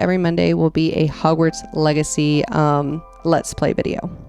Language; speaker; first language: English; native; English